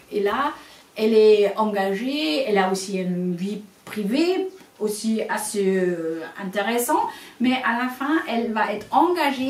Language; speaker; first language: French; non-native, fluent; German